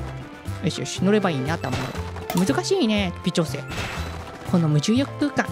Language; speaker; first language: Japanese; native; Japanese